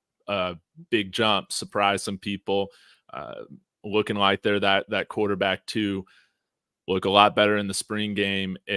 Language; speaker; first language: English; native; English